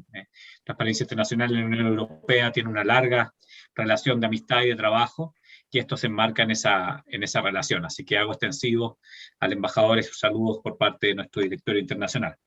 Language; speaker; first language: Spanish; native; Spanish